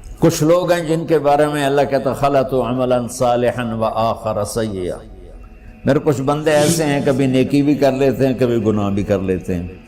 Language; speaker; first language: Urdu; non-native, local second language; Punjabi